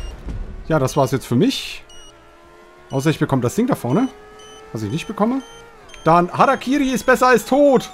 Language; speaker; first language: German; native; German